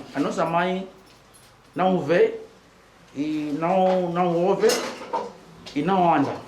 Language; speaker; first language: Portuguese; native; Portuguese